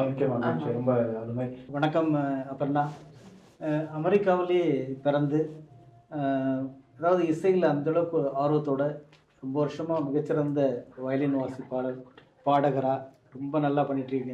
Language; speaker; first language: Tamil; native; Tamil